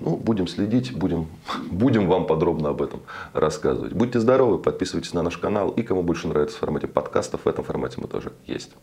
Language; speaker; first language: Russian; native; Russian